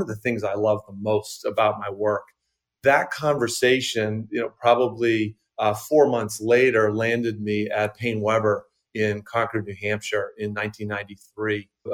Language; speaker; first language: English; native; English